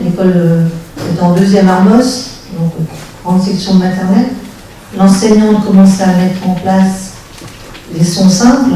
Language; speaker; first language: French; native; French